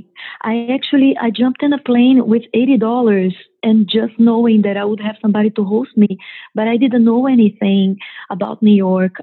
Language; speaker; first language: English; non-native, fluent; Portuguese